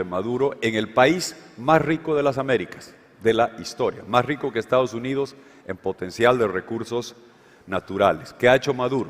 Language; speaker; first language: Spanish; native; Spanish